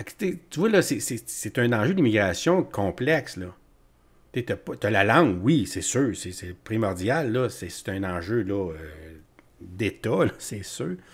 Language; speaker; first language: French; native; French